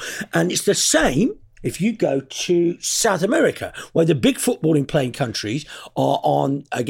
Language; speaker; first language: English; native; English